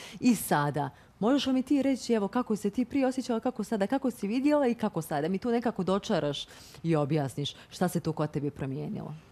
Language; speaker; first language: Bosnian; native; Bosnian